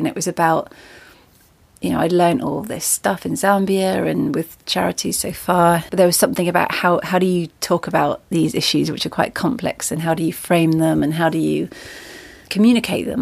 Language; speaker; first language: English; native; English